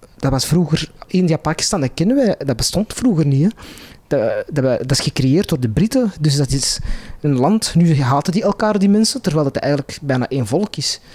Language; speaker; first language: Dutch; non-native, local second language; Arabic